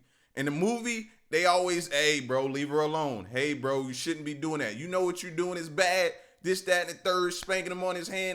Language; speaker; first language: English; native; English